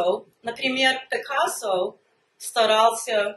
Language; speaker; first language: Russian; early bilingual, heritage; Russian